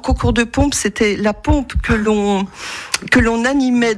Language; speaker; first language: French; native; French